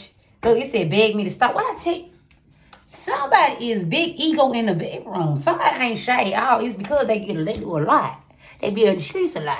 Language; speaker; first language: English; native; English